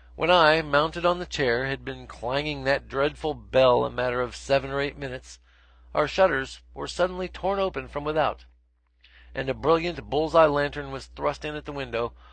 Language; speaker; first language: English; native; English